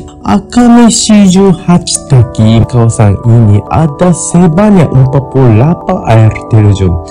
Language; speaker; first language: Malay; non-native, fluent; Japanese